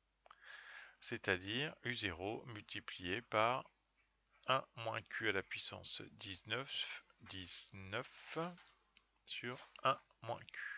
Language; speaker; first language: French; native; French